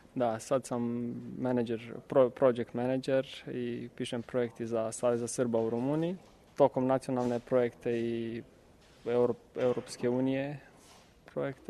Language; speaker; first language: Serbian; non-native, learner; Romanian